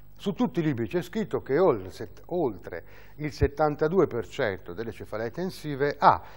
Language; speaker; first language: Italian; native; Italian